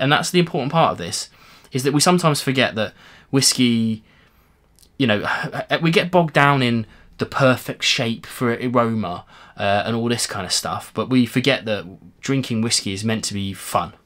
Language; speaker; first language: English; native; English